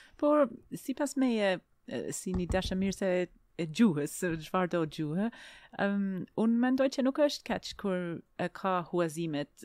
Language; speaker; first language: Albanian; non-native, fluent; English